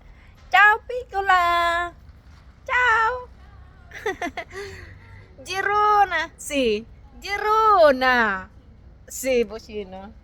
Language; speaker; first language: Italian; non-native, learner; Filipino